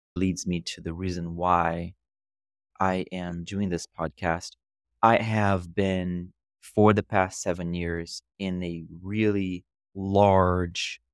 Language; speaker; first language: English; non-native, fluent; Portuguese